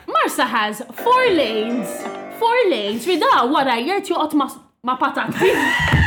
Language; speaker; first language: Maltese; non-native, local second language; English